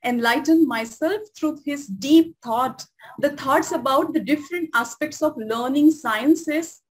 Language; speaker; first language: English; non-native, local second language; Marathi